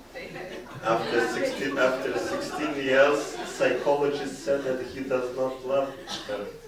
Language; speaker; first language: English; non-native, fluent; Lithuanian